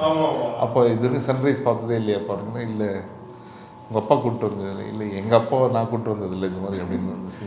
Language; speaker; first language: Tamil; native; Tamil